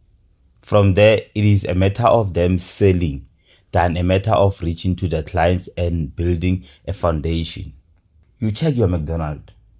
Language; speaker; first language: English; non-native, local second language; Tswana